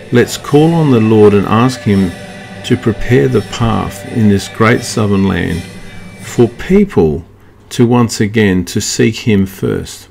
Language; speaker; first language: English; native; English